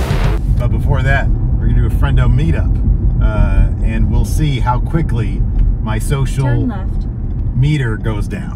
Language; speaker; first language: English; native; English